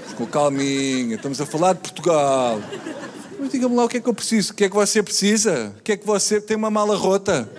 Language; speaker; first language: Portuguese; native; Portuguese